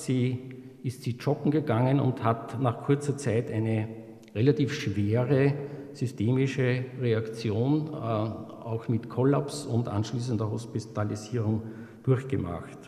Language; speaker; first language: German; native; German